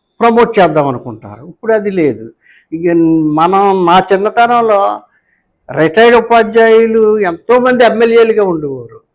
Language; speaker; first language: Telugu; native; Telugu